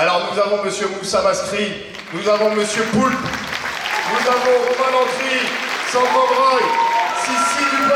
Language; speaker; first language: French; native; French